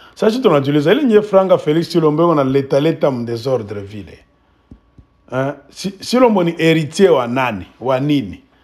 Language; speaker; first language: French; non-native, local second language; Swahili